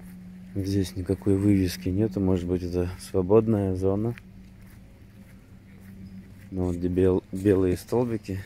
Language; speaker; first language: Russian; native; Russian